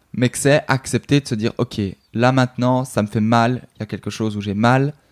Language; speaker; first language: French; native; French